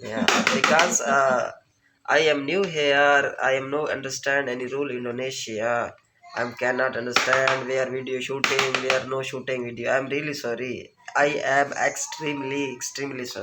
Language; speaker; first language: English; non-native, learner; Urdu